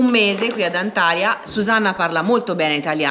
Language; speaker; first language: Italian; native; Italian